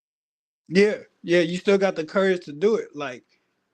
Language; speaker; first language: English; native; English